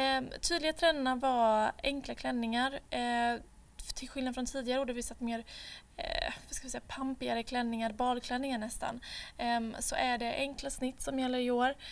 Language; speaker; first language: Swedish; native; Swedish